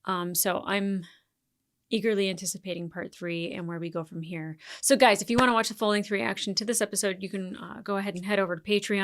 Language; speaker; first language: English; native; English